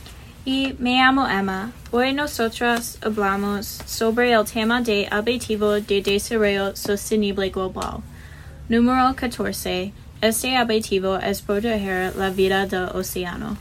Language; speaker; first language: Spanish; non-native, learner; English